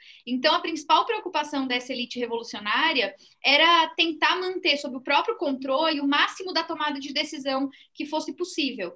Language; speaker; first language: Portuguese; native; Portuguese